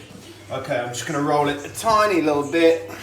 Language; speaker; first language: English; native; English